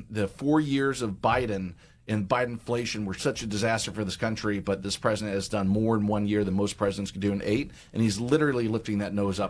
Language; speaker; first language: English; native; English